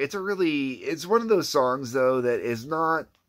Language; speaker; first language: English; native; English